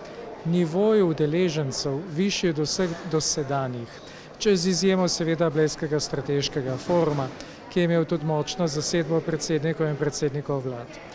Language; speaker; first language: Slovenian; native; Slovenian